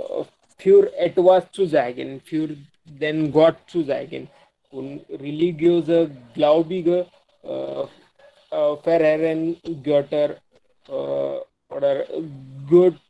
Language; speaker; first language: German; non-native, learner; Hindi